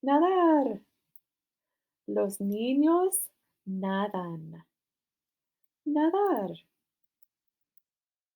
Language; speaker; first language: Spanish; non-native, fluent; English